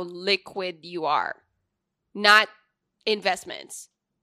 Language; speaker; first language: English; non-native, local second language; Pampanga